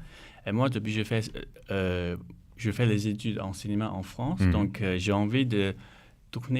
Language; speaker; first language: French; non-native, learner; Chinese